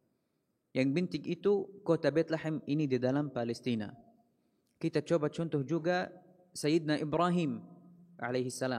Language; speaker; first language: Indonesian; non-native, fluent; Arabic